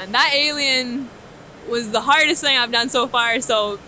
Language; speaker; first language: English; native; English